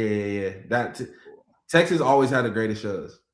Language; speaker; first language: English; native; English